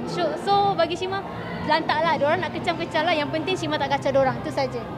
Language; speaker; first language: Malay; native; Malay